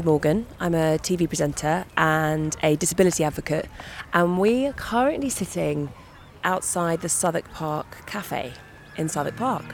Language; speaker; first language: English; native; English